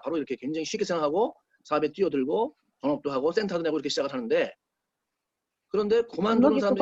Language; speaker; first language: Korean; native; Korean